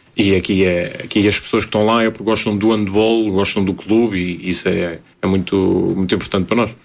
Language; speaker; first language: Portuguese; native; Portuguese